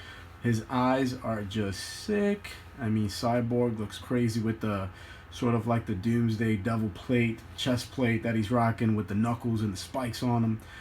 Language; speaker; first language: English; native; English